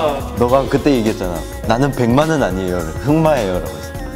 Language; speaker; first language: Korean; native; Korean